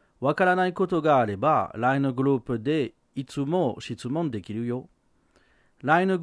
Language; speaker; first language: Japanese; non-native, learner; French